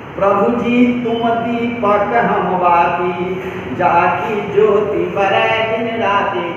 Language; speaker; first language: Hindi; native; Hindi